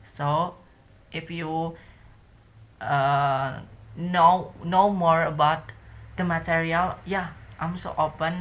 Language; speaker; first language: English; non-native, learner; Indonesian